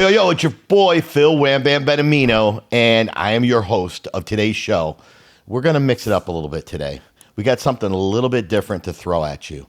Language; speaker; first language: English; native; English